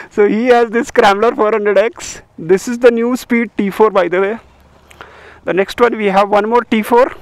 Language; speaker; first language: English; non-native, local second language; Marathi